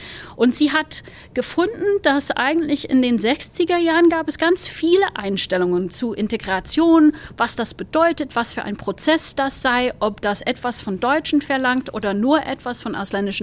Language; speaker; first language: German; non-native, fluent; English